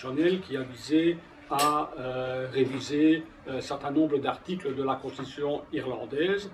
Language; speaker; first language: French; native; French